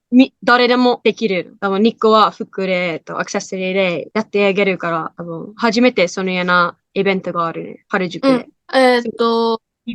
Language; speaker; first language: Japanese; non-native, learner; English